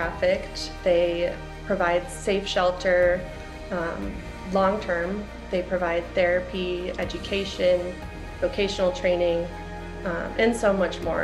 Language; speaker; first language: English; native; English